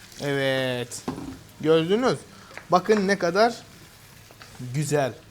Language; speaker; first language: Turkish; non-native, fluent; Arabic